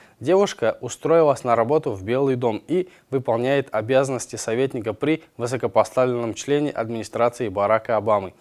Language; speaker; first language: Russian; non-native, local second language; Kazakh